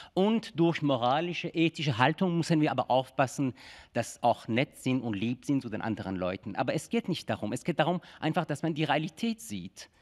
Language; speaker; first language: German; non-native, fluent; Persian